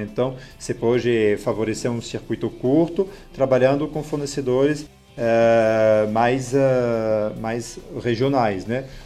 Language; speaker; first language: Portuguese; non-native, fluent; French